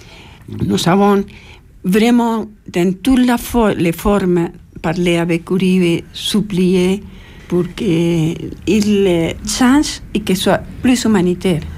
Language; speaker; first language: French; non-native, fluent; Spanish